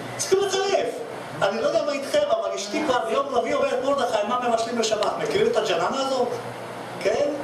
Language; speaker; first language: Hebrew; non-native, fluent; Russian